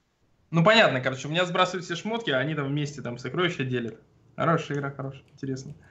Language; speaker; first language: Russian; native; Russian